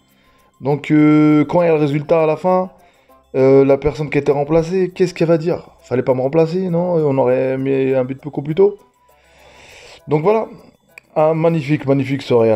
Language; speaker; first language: French; native; French